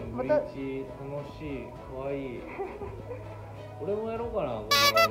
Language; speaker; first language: Japanese; native; Japanese